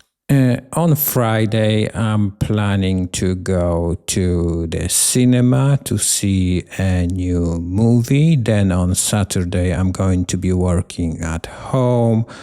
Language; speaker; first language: English; non-native, learner; Polish